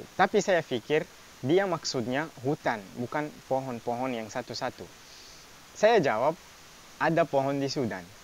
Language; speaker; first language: Indonesian; non-native, fluent; Arabic